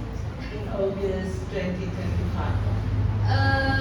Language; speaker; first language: English; non-native, fluent; Indonesian